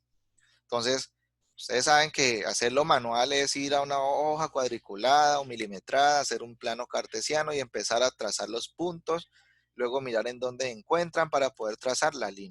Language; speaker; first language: Spanish; native; Spanish